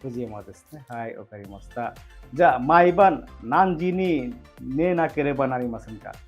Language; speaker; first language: Japanese; non-native, fluent; Bangla